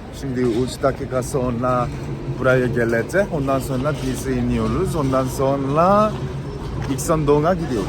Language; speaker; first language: Turkish; non-native, learner; Korean